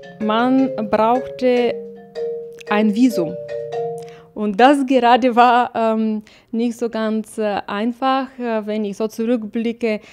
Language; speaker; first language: German; non-native, fluent; Bulgarian